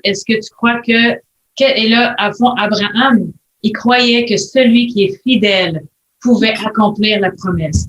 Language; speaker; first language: French; native; French